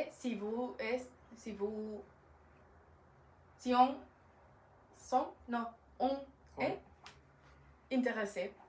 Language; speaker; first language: French; non-native, learner; Spanish